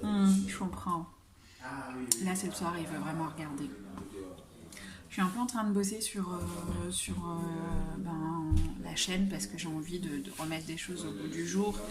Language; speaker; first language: French; native; French